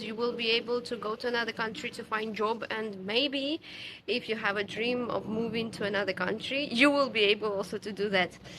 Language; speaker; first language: English; non-native, fluent; Ukrainian